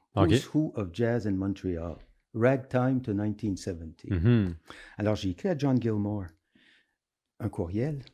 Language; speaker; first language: French; native; French